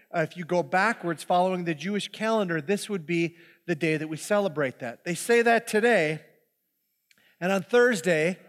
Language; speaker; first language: English; native; English